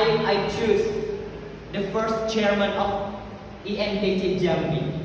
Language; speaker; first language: English; non-native, learner; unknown